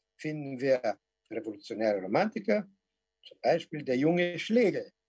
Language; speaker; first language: German; non-native, fluent; Portuguese